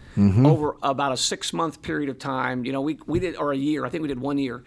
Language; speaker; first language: English; native; English